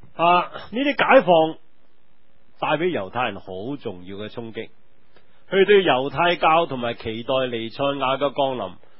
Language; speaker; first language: Chinese; non-native, local second language; Cantonese